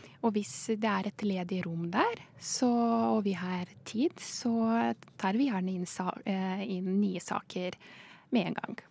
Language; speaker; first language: Norwegian; non-native, fluent; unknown